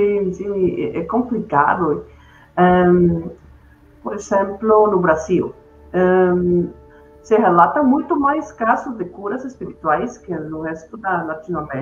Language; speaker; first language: Portuguese; non-native, fluent; Spanish